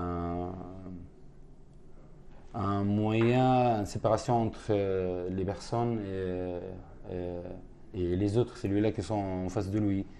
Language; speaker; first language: French; non-native, fluent; Arabic